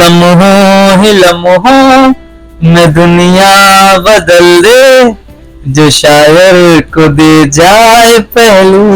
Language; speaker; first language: Hindi; native; Hindi